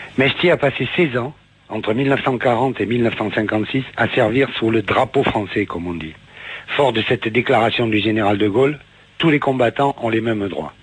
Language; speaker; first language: French; native; French